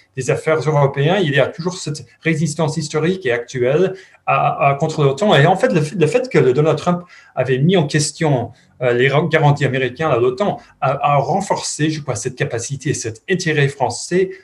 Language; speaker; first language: French; non-native, fluent; English